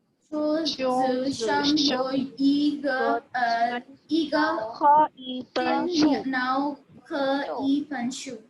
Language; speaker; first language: Chinese; non-native, learner; Hindi